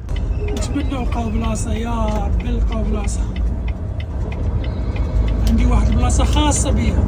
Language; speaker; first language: Arabic; native; Arabic